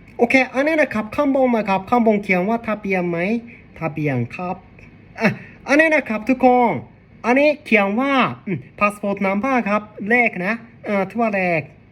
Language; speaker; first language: Thai; non-native, learner; Japanese